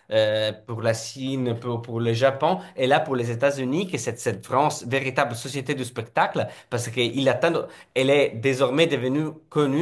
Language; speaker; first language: French; non-native, fluent; Italian